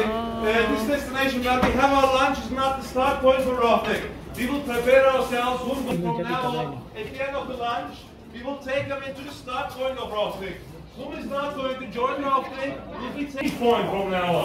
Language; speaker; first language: English; non-native, fluent; Turkish